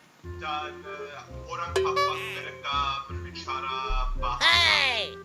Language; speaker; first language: Indonesian; non-native, learner; English